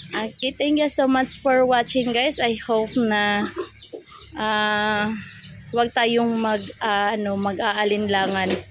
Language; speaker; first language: Filipino; native; Filipino